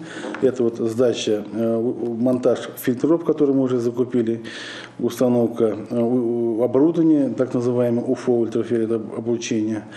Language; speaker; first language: Russian; native; Russian